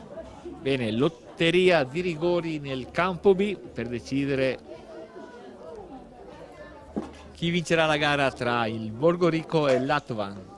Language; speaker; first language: Italian; native; Italian